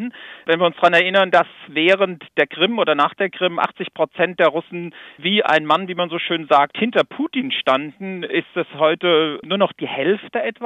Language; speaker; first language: German; native; German